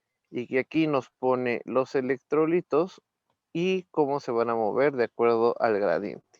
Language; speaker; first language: Spanish; native; Spanish